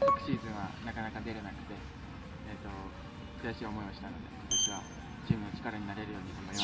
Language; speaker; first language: Japanese; native; Japanese